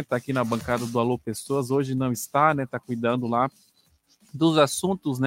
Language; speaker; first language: Portuguese; native; Portuguese